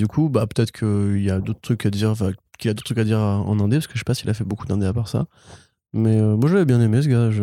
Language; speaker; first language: French; native; French